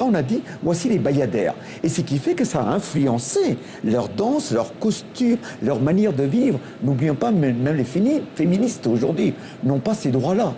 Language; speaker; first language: French; non-native, local second language; Tamil